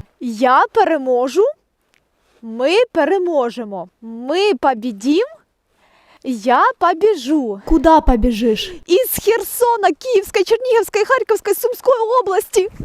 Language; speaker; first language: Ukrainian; non-native, local second language; Russian